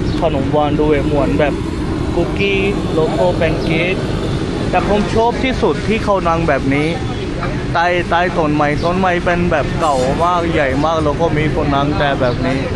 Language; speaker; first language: Thai; non-native, fluent; Urdu